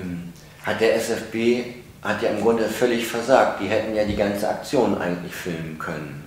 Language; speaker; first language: German; native; German